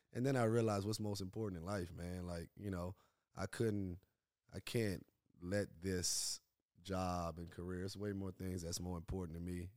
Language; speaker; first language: English; native; English